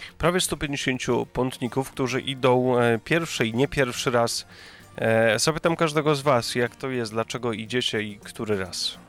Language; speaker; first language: Polish; native; Polish